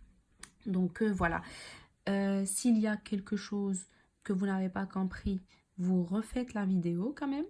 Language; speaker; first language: French; non-native, local second language; Arabic